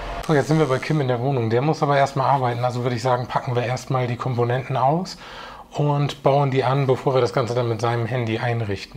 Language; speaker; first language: German; native; German